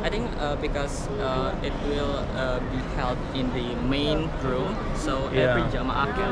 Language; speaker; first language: English; non-native, fluent; Indonesian